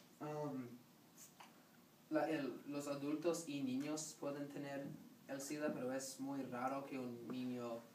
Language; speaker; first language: Spanish; non-native, learner; English